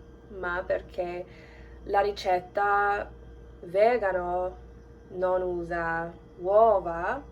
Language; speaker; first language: Italian; non-native, learner; English